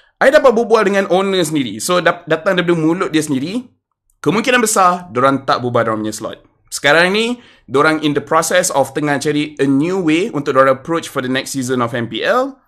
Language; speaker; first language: Malay; native; Malay